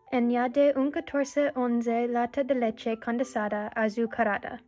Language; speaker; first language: Spanish; non-native, learner; English